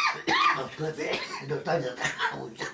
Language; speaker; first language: Polish; native; Polish